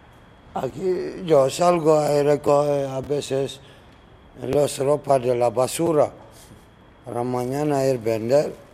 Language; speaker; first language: Spanish; non-native, learner; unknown